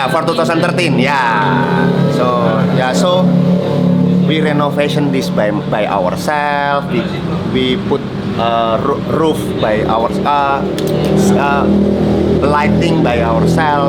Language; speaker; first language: English; non-native, learner; Indonesian